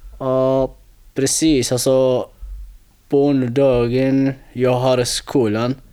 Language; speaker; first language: Swedish; non-native, learner; Arabic